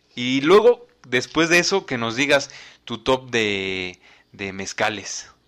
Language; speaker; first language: Spanish; native; Spanish